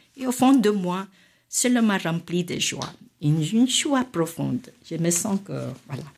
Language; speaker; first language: French; non-native, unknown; Filipino